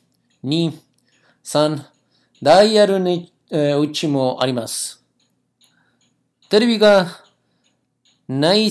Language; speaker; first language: Japanese; non-native, learner; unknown